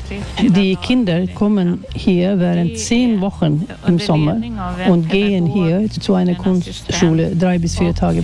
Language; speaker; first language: German; non-native, fluent; Swedish